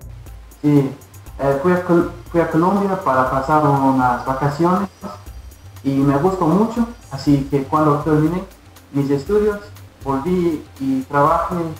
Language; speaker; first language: Spanish; non-native, fluent; English